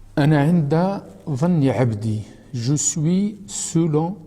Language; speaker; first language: French; non-native, local second language; Arabic